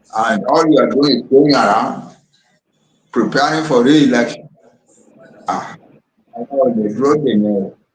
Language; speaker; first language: English; non-native, local second language; Yoruba